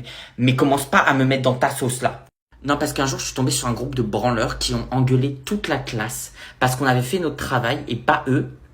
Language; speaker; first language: French; native; French